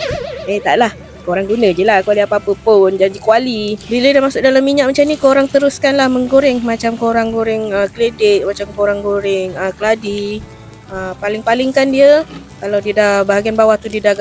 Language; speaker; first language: Malay; native; Malay